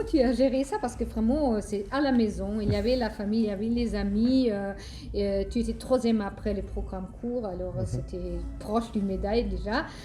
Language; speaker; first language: French; non-native, fluent; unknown